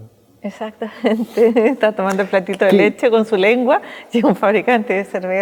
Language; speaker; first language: Spanish; native; Spanish